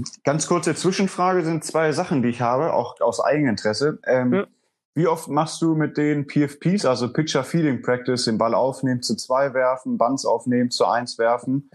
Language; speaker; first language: German; native; German